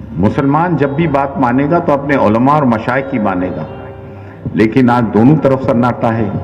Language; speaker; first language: Urdu; native; Urdu